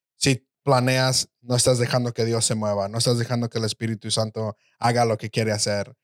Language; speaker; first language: Spanish; early bilingual, heritage; Spanish